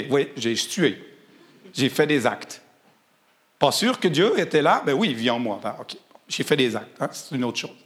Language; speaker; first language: French; native; French